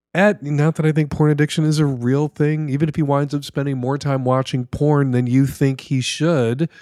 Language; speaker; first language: English; native; English